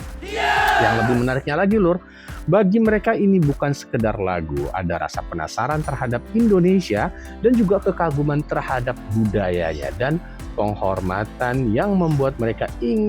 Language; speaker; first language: Indonesian; native; Indonesian